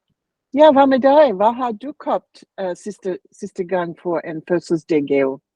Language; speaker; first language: Danish; non-native, learner; English